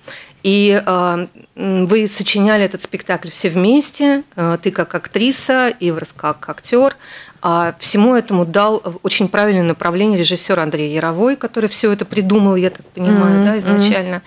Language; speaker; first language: Russian; native; Russian